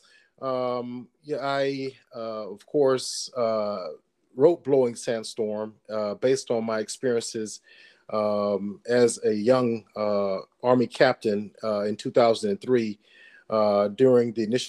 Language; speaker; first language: English; native; English